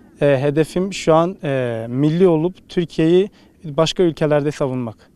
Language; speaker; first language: Turkish; native; Turkish